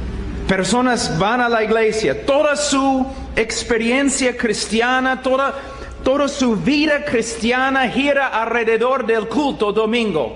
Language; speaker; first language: Spanish; non-native, fluent; English